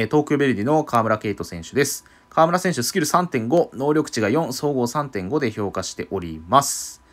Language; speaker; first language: Japanese; native; Japanese